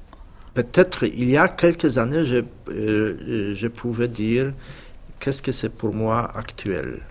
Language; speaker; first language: French; non-native, fluent; Polish